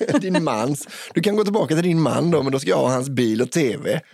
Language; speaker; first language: Swedish; native; Swedish